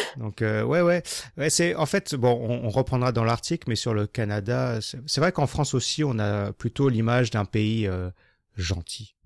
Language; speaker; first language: French; non-native, fluent; English